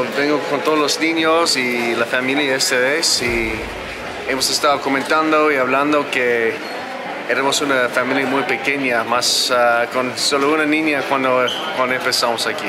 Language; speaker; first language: Spanish; non-native, fluent; English